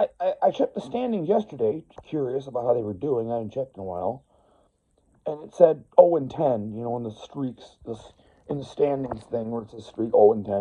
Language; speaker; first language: English; native; English